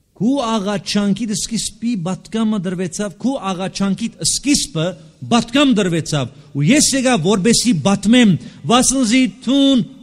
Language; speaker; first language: Armenian; native; Armenian